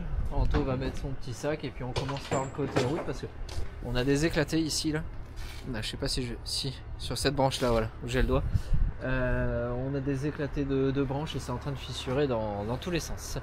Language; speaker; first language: French; native; French